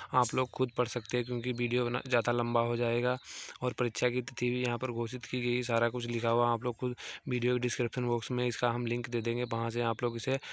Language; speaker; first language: Hindi; native; Hindi